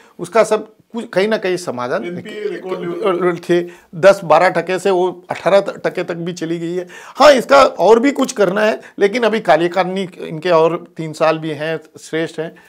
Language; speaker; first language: Hindi; non-native, local second language; Tamil